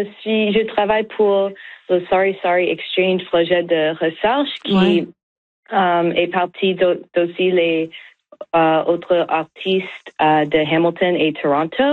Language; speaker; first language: French; non-native, local second language; English